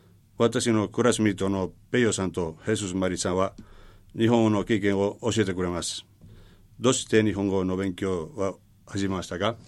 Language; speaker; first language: Japanese; non-native, learner; Spanish